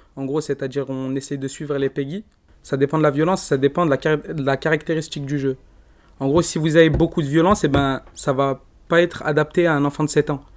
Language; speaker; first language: French; native; French